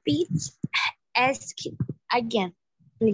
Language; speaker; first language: English; non-native, learner; Portuguese